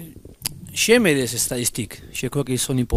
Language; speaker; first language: French; non-native, fluent; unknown